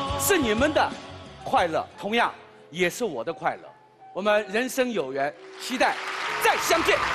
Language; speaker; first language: Chinese; native; Chinese